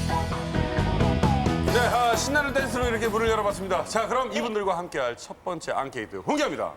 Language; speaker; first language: Korean; native; Korean